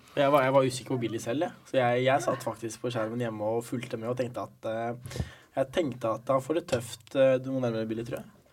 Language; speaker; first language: Norwegian; early bilingual, other home language; Arabic